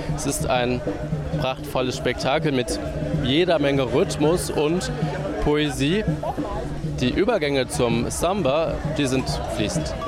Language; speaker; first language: German; native; German